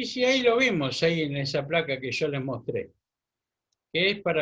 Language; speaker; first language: Spanish; native; Spanish